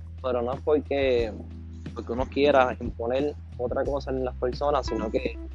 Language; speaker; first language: Spanish; native; Spanish